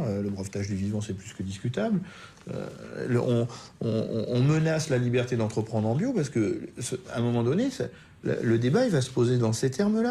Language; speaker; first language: French; native; French